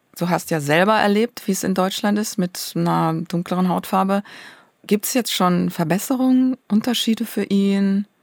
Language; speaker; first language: German; native; German